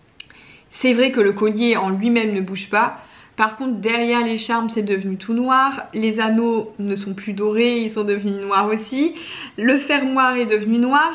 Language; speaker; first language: French; native; French